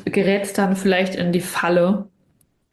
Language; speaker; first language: German; native; German